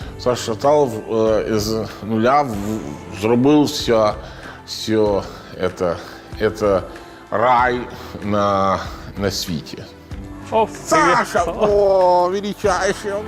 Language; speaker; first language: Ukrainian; non-native, learner; Italian